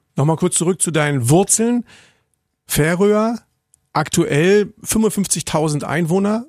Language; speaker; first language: German; native; German